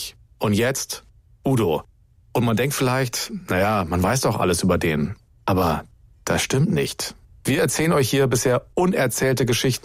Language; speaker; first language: German; native; German